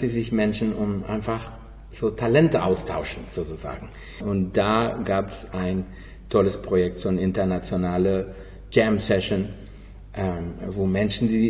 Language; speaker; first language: German; non-native, fluent; Spanish